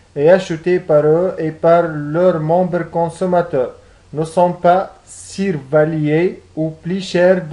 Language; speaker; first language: French; non-native, local second language; Arabic